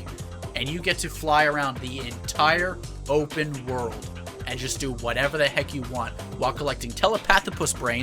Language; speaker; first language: English; native; English